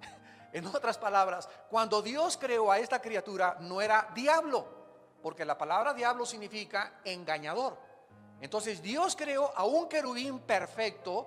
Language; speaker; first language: Spanish; native; Spanish